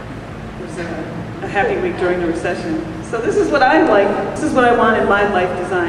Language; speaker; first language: English; native; English